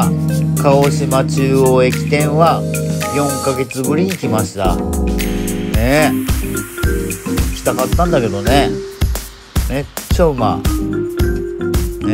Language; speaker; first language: Japanese; native; Japanese